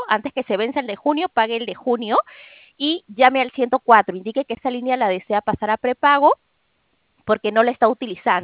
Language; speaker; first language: Spanish; native; Spanish